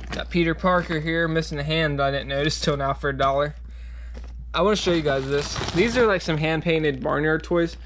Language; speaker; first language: English; native; English